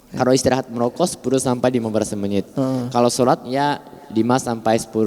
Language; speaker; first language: Indonesian; non-native, fluent; Japanese